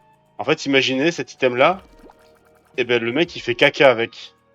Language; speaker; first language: French; native; French